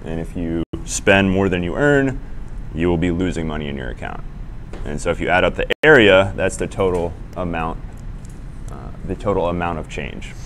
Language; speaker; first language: English; native; English